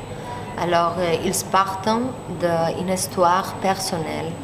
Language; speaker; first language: French; non-native, learner; Spanish